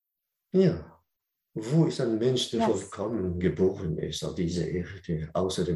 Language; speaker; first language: German; non-native, learner; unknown